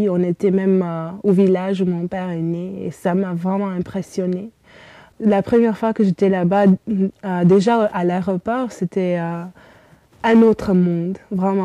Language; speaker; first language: French; early bilingual, heritage; Romanian